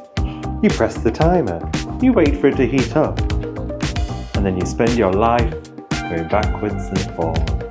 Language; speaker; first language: English; native; English